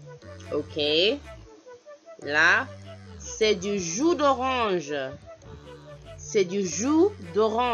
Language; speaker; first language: French; non-native, fluent; English